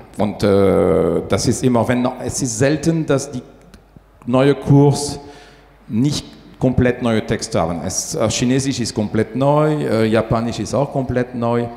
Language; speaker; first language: German; non-native, fluent; French